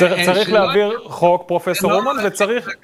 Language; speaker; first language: Hebrew; native; Hebrew